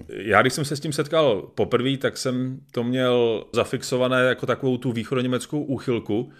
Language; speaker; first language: Czech; native; Czech